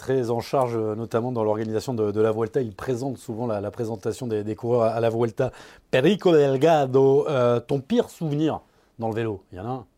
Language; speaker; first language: French; native; French